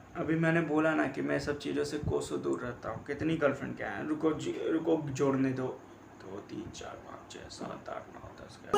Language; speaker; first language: Hindi; native; Hindi